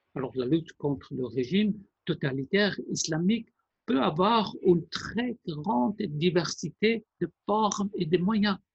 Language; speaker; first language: French; non-native, fluent; Persian